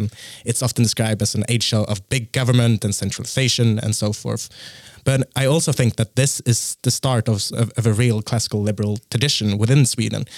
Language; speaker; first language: English; non-native, fluent; Swedish